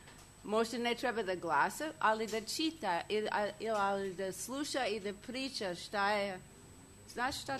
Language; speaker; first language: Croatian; non-native, learner; English